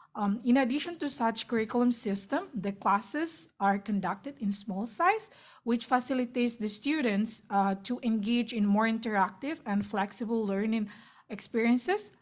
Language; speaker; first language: English; non-native, fluent; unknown